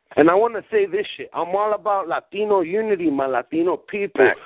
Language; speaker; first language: English; early bilingual, other home language; Spanish